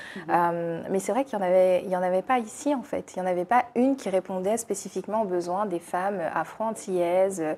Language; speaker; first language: French; native; French